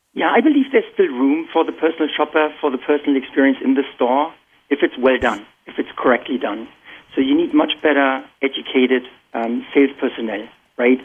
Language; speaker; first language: English; non-native, fluent; German